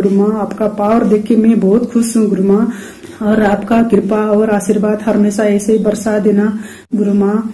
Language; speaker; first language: Hindi; non-native, local second language; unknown